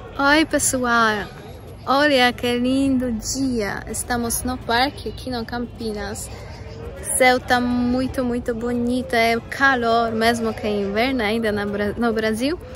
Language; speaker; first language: Portuguese; non-native, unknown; Polish